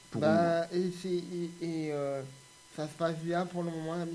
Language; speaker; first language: French; native; French